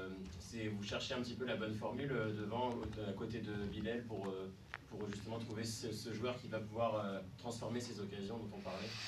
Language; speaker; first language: French; native; French